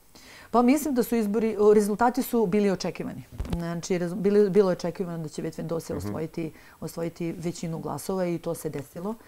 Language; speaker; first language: Serbian; native; Serbian